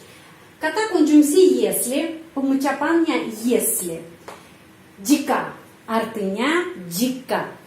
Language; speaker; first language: Indonesian; non-native, fluent; Russian